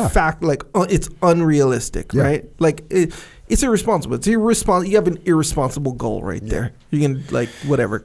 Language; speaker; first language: English; native; English